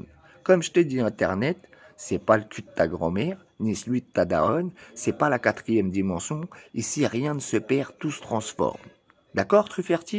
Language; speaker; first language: French; native; French